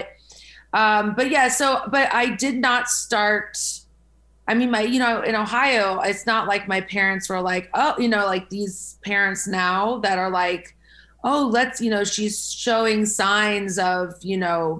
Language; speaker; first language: English; native; English